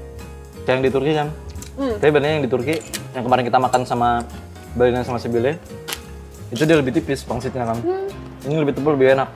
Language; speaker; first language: Indonesian; native; Indonesian